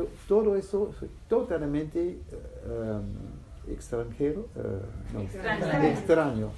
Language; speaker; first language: Spanish; non-native, fluent; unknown